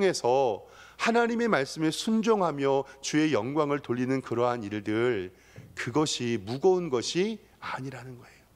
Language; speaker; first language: Korean; native; Korean